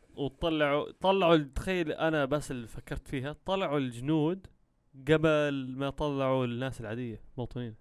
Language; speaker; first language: Arabic; early bilingual, heritage; Arabic